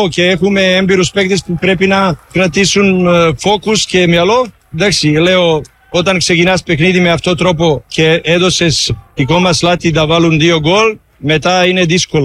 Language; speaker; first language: Greek; non-native, learner; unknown